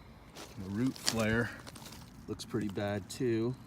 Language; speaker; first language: English; native; English